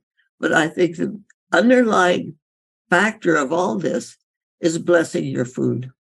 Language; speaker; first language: English; native; English